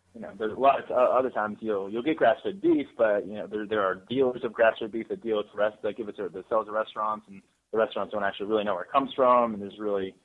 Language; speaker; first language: English; native; English